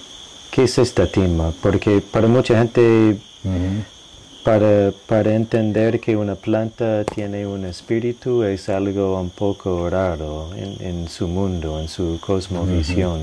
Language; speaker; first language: Spanish; non-native, fluent; English